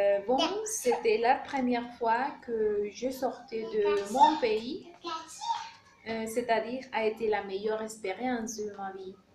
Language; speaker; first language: French; non-native, learner; Spanish